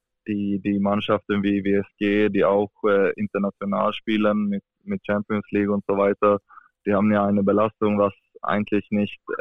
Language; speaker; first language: German; non-native, fluent; Swedish